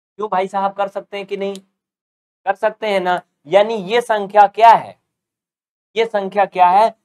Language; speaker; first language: Hindi; native; Hindi